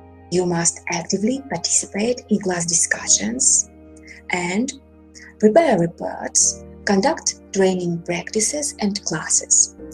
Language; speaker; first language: English; non-native, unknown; Russian